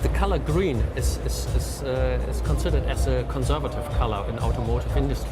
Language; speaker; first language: English; non-native, fluent; German